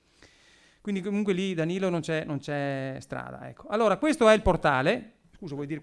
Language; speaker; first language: Italian; native; Italian